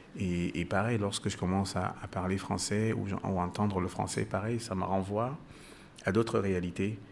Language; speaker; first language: French; non-native, local second language; Basaa